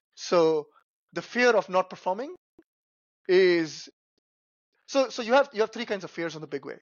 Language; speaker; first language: English; non-native, local second language; Tamil